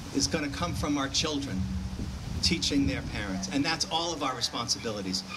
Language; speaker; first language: English; native; English